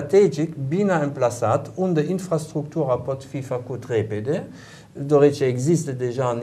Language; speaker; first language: Romanian; non-native, learner; German